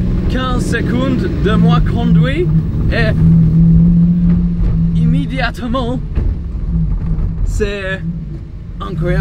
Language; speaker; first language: French; non-native, learner; English